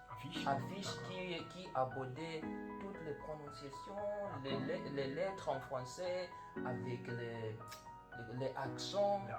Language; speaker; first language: French; non-native, learner; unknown